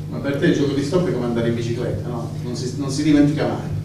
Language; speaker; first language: Italian; native; Italian